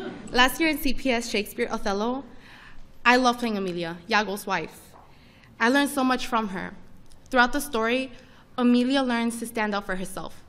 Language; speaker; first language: English; early bilingual, other home language; Spanish